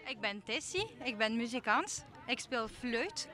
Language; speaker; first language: Dutch; non-native, local second language; French